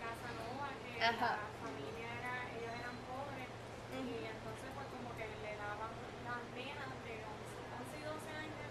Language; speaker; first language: Spanish; native; Spanish